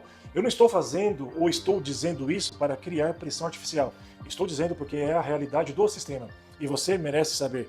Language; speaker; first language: Portuguese; native; Portuguese